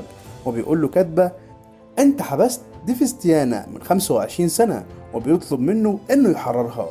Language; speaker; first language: Arabic; native; Arabic